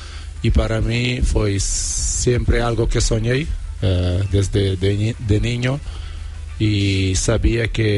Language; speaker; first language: Spanish; non-native, fluent; Portuguese